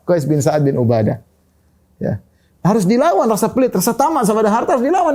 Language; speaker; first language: Indonesian; native; Indonesian